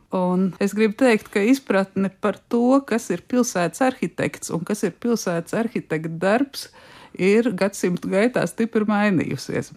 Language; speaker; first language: Latvian; native; Latvian